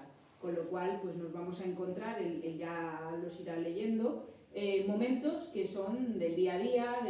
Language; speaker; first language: Spanish; native; Spanish